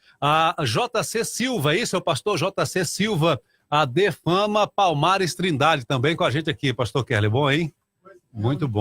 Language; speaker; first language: Portuguese; native; Portuguese